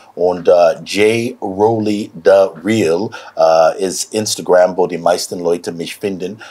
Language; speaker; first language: German; non-native, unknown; English